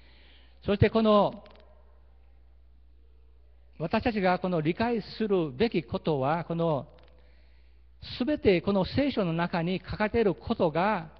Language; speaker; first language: Japanese; early bilingual, heritage; Portuguese